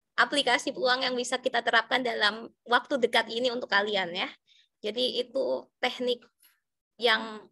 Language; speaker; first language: Indonesian; native; Indonesian